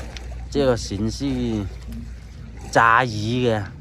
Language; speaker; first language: Chinese; non-native, local second language; Cantonese